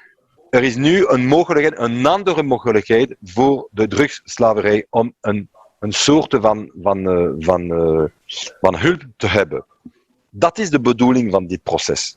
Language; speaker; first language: Dutch; non-native, local second language; French